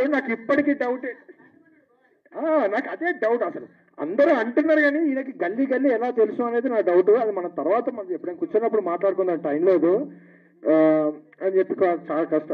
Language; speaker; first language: Telugu; native; Telugu